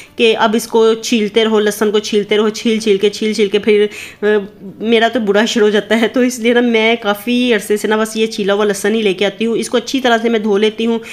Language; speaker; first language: Urdu; native; Urdu